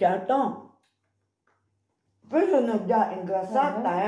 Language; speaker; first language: Italian; non-native, learner; Filipino